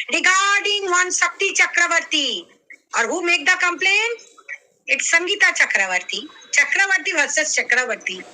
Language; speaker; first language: Hindi; non-native, local second language; Bangla